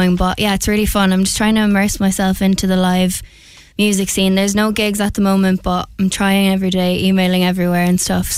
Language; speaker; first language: English; native; English